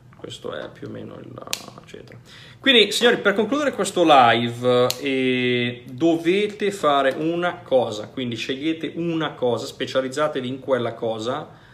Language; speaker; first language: Italian; native; Italian